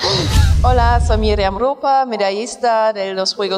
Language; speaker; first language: Spanish; non-native, fluent; German